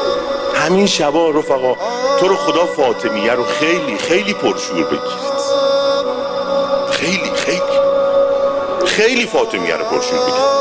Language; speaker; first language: Persian; native; Persian